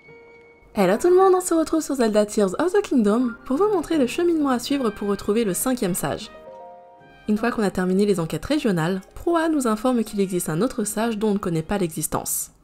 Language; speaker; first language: French; native; French